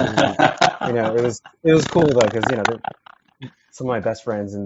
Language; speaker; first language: English; native; English